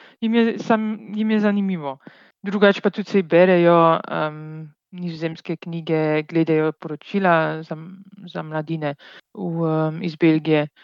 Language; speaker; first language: Slovenian; non-native, fluent; Dutch